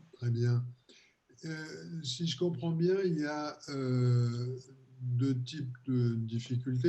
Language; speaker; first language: French; native; French